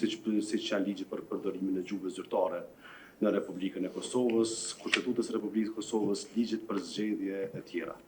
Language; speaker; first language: Albanian; native; Albanian